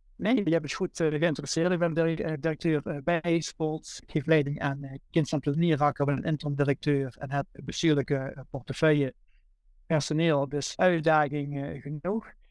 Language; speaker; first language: Dutch; native; Dutch